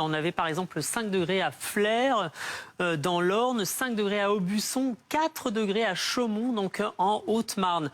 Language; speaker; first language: French; native; French